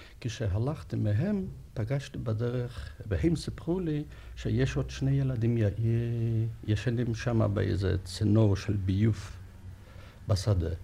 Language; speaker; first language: Hebrew; non-native, fluent; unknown